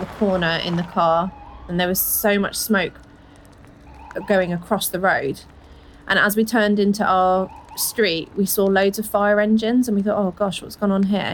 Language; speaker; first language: English; native; English